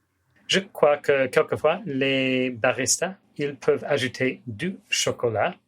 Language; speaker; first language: French; non-native, fluent; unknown